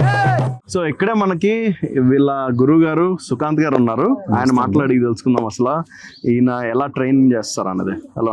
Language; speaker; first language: Telugu; native; Telugu